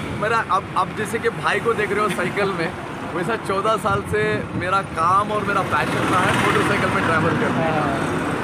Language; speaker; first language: Hindi; non-native, local second language; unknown